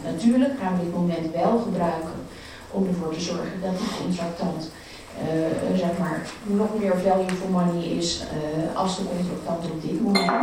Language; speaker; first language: Dutch; native; Dutch